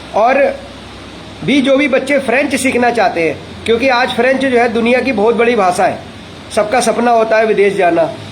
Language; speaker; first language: Hindi; native; Hindi